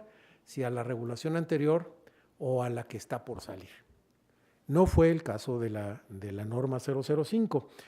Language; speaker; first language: Spanish; native; Spanish